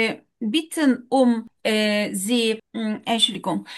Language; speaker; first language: German; non-native, learner; Turkish